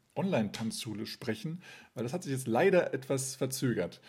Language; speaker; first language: German; native; German